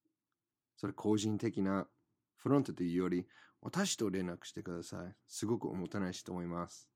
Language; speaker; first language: Japanese; non-native, fluent; English